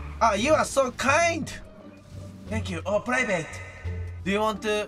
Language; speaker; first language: English; non-native, learner; Japanese